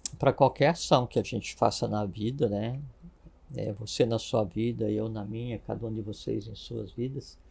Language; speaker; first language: Portuguese; native; Portuguese